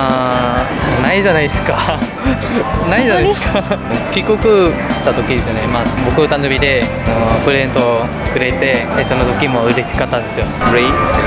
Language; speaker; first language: Japanese; non-native, fluent; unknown